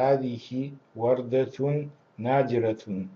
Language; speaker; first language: Arabic; non-native, fluent; Russian